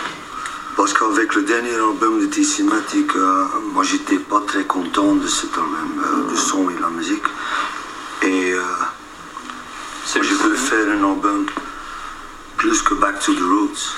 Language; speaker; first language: French; non-native, local second language; Dutch